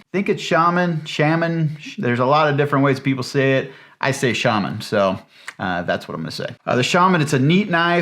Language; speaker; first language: English; native; English